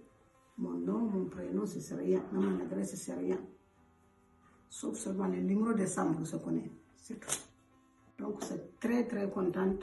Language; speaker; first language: French; non-native, learner; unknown